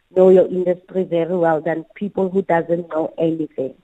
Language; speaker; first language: English; non-native, local second language; Southern Sotho